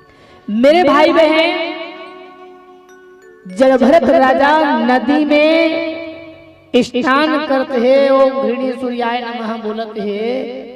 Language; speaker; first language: Hindi; non-native, local second language; Chhattisgarhi